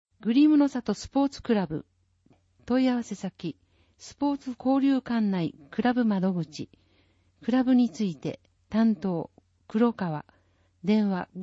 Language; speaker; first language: Japanese; native; Japanese